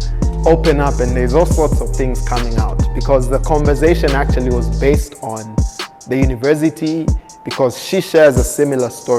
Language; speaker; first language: English; non-native, local second language; Bemba